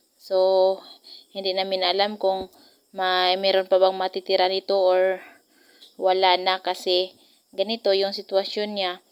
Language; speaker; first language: Filipino; non-native, local second language; Cebuano